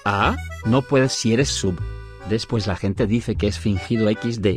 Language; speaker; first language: Spanish; native; Spanish